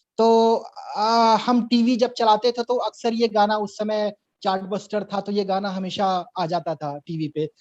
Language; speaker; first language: Hindi; native; Hindi